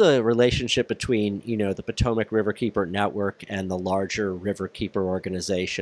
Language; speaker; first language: English; native; English